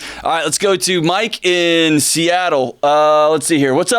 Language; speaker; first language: English; native; English